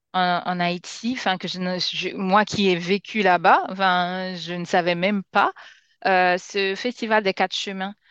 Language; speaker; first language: French; non-native, local second language; Haitian Creole